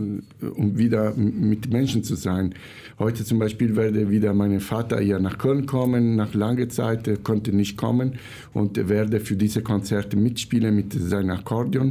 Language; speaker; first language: German; non-native, fluent; Italian